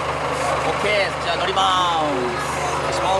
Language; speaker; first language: Japanese; native; Japanese